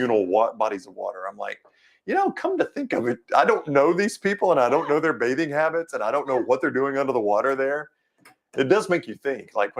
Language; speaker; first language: English; native; English